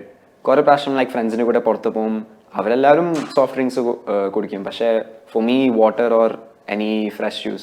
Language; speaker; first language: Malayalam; early bilingual, heritage; Malayalam